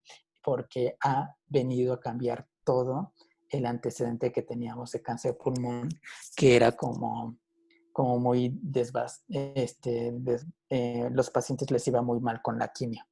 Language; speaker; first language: Spanish; native; Spanish